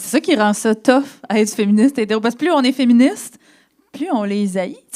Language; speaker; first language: French; native; French